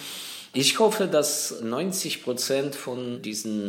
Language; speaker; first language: German; non-native, fluent; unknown